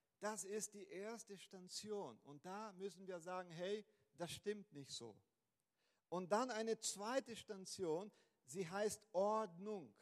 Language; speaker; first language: German; non-native, fluent; Portuguese